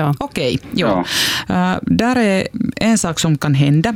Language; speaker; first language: Swedish; non-native, local second language; Finnish